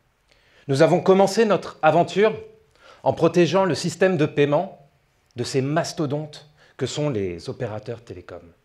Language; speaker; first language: French; native; French